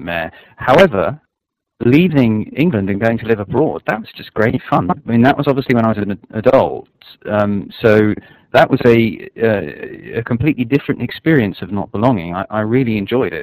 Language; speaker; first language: English; native; English